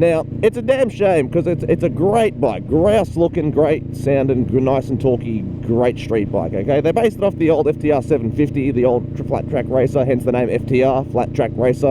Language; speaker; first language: English; native; English